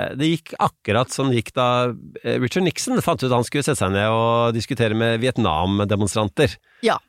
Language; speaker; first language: Norwegian; native; Norwegian